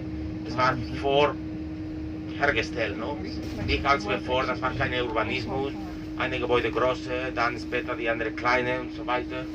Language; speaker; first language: German; non-native, learner; Catalan